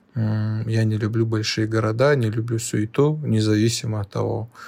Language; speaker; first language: Russian; non-native, local second language; Lezghian